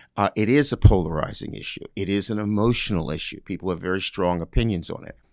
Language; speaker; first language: English; native; English